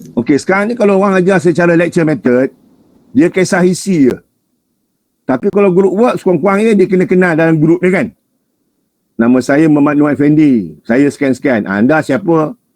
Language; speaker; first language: Malay; native; Malay